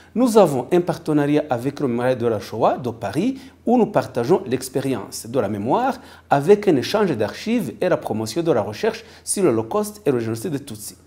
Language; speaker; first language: French; non-native, local second language; Kinyarwanda